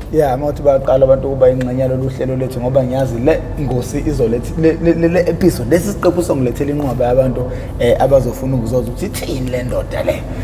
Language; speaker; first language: Zulu; native; Zulu